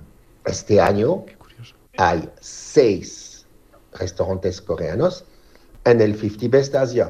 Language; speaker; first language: Spanish; non-native, learner; French